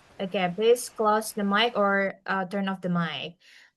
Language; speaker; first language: English; non-native, learner; Indonesian